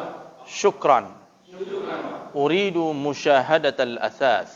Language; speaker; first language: Arabic; non-native, fluent; Indonesian